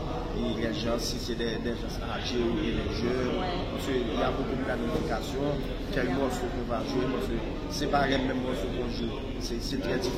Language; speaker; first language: French; non-native, learner; Haitian Creole